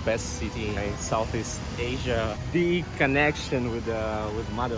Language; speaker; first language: English; non-native, fluent; Russian